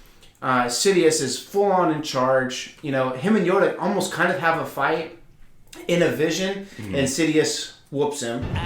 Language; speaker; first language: English; native; English